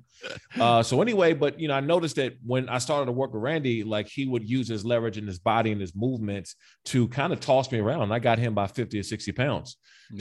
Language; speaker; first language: English; native; English